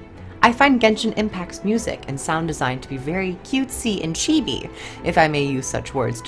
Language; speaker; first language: English; native; English